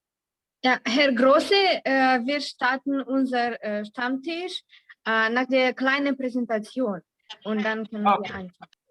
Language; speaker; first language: German; non-native, learner; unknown